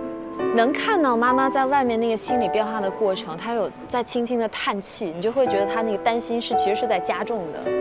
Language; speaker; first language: Chinese; native; Chinese